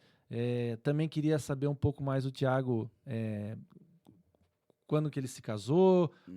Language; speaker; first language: Portuguese; native; Portuguese